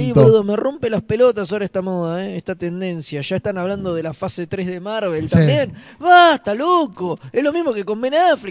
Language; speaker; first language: Spanish; native; Spanish